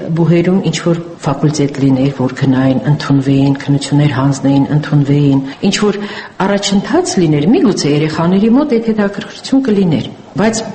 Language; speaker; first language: Armenian; non-native, local second language; Assyrian Neo-Aramaic